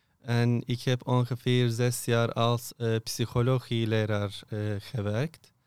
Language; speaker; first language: Dutch; non-native, learner; Turkish